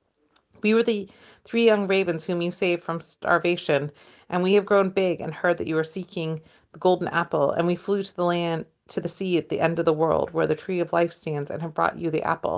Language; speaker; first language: English; native; English